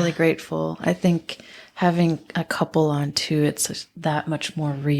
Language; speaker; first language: English; native; English